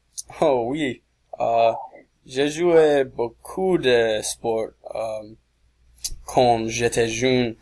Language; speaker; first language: French; non-native, learner; English